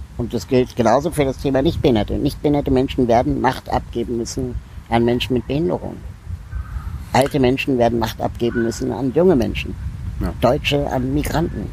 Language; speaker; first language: German; native; German